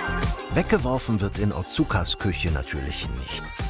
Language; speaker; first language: German; native; German